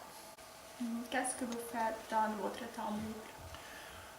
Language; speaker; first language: French; non-native, learner; Hungarian